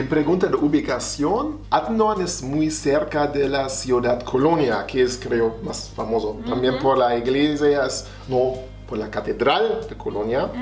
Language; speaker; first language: Spanish; non-native, fluent; German